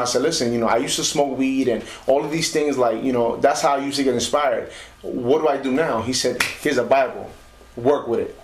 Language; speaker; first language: English; early bilingual, other home language; Spanish